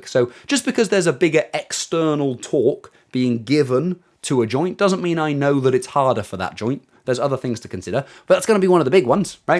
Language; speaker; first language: English; native; English